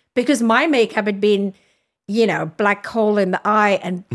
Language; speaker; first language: English; native; English